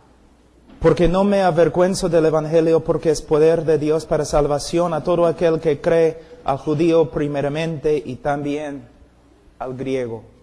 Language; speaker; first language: Spanish; non-native, fluent; English